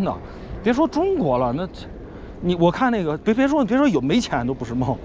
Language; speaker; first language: Chinese; native; Chinese